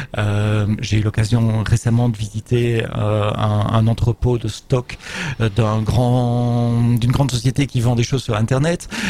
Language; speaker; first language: French; native; French